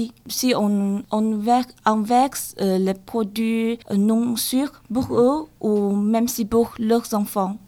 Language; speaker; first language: French; non-native, learner; Chinese